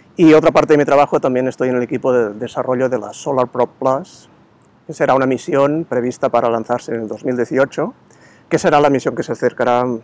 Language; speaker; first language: Spanish; native; Spanish